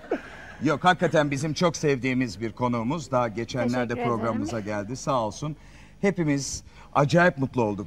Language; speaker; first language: Turkish; native; Turkish